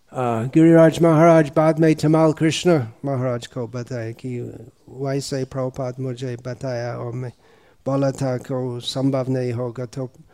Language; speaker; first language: Hindi; non-native, fluent; English